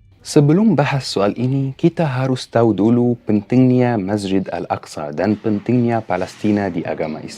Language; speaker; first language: Indonesian; non-native, fluent; Arabic